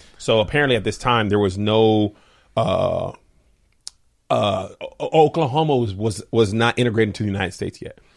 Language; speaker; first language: English; native; English